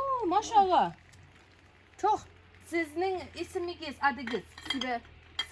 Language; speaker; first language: Turkish; non-native, learner; Russian